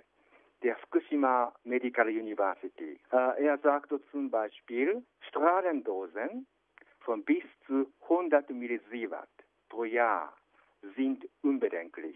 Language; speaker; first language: German; non-native, fluent; Japanese